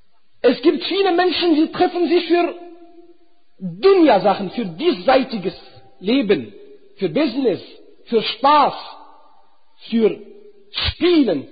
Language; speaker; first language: German; non-native, fluent; Arabic